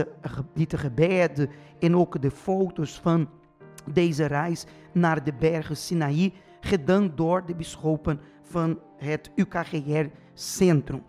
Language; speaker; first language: Dutch; non-native, fluent; Portuguese